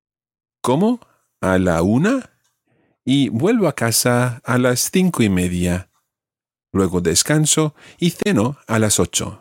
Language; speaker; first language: Spanish; non-native, fluent; English